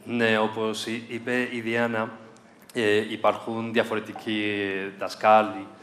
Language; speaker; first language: Greek; non-native, fluent; Spanish